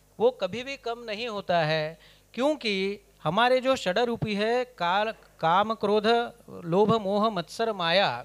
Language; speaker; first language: Hindi; non-native, local second language; Kannada